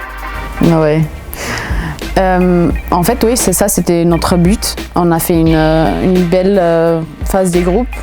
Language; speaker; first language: French; non-native, local second language; German